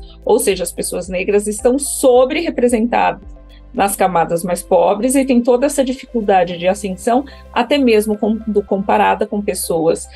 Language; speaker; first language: Portuguese; native; Portuguese